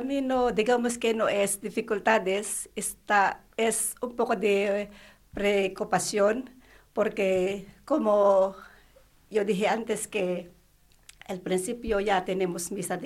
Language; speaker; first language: Spanish; non-native, learner; Filipino